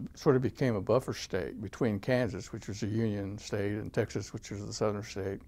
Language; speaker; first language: English; native; English